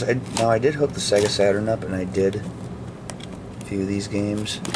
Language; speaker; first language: English; native; English